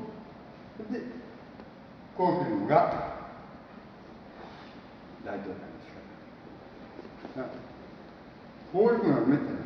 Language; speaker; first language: Japanese; native; Japanese